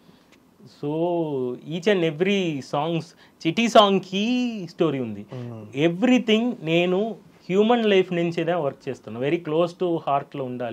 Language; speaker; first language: Telugu; non-native, fluent; Tamil